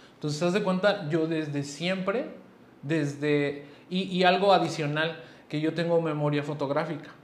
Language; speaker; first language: Spanish; native; Spanish